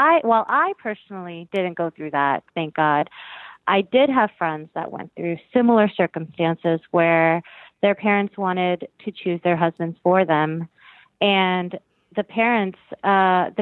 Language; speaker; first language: English; native; English